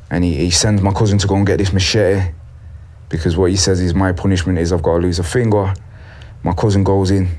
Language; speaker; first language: English; native; English